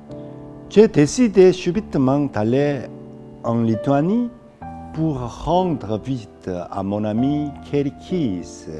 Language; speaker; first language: French; non-native, fluent; Korean